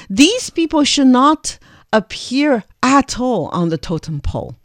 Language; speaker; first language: English; non-native, fluent; Chinese